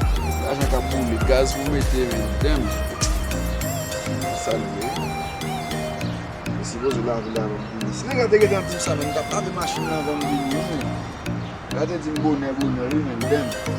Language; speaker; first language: Portuguese; non-native, learner; Haitian Creole